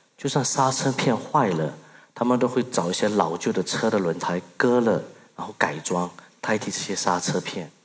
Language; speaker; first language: Chinese; early bilingual, other home language; Burmese